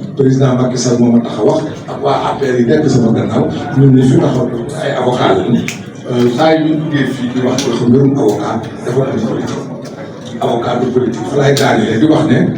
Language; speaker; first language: Wolof; non-native, local second language; Fula